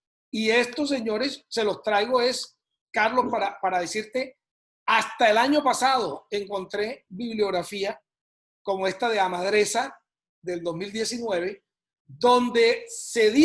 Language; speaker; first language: Spanish; native; Spanish